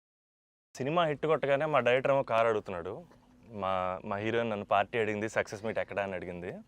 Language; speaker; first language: Telugu; native; Telugu